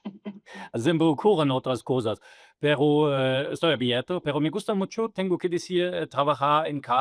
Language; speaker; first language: Spanish; non-native, fluent; German